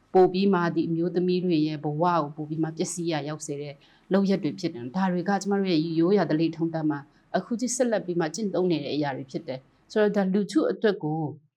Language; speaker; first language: Burmese; non-native, local second language; Kachin